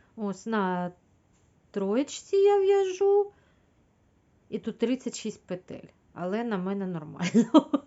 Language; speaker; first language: Ukrainian; non-native, local second language; Russian